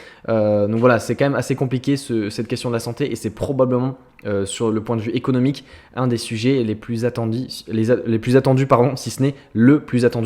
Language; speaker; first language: French; native; French